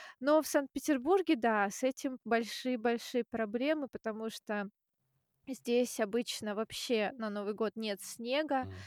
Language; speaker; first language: Russian; native; Russian